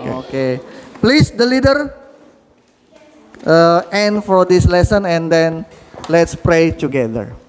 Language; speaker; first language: English; non-native, fluent; Indonesian